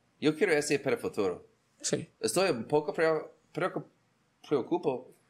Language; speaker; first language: Spanish; non-native, learner; English